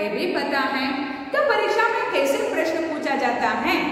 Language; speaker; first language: Hindi; non-native, local second language; Kannada